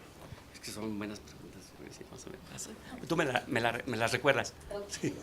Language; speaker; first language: Spanish; native; Spanish